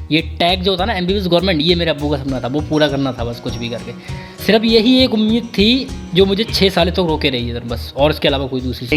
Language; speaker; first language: Hindi; native; Hindi